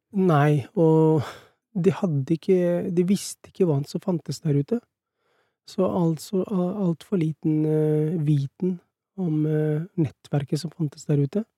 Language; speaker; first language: Norwegian; early bilingual, other home language; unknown